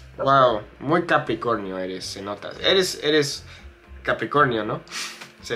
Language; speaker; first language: Spanish; non-native, fluent; English